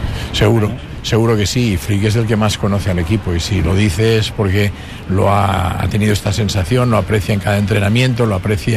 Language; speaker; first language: Spanish; non-native, local second language; Catalan